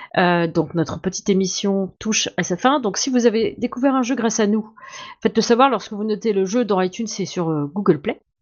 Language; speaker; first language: French; native; French